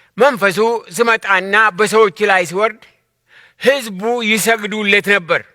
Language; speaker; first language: Amharic; non-native, local second language; Oromo